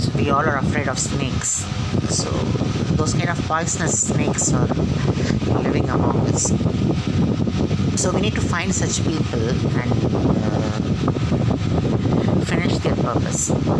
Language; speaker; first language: English; non-native, local second language; Tamil